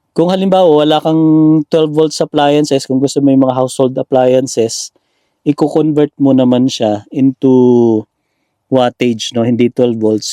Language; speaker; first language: Filipino; native; Filipino